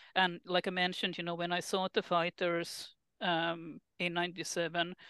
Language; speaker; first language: English; non-native, fluent; Finnish